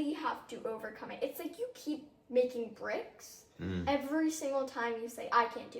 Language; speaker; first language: English; native; English